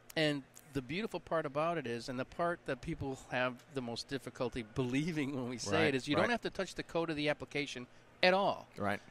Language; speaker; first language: English; native; English